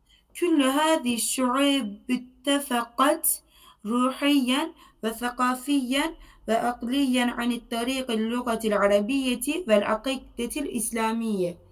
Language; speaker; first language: Arabic; non-native, learner; Turkish